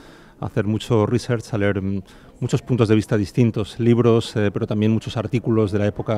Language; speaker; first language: Spanish; native; Spanish